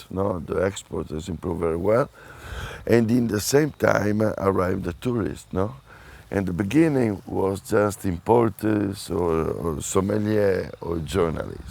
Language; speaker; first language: English; non-native, fluent; Italian